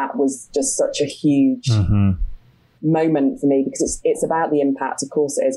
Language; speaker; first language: English; native; English